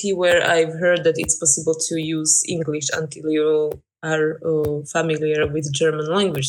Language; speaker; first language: English; non-native, fluent; Slovak